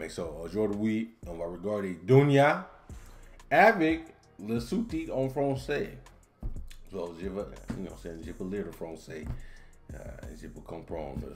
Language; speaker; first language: French; non-native, learner; English